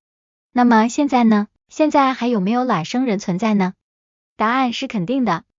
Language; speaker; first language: Chinese; native; Chinese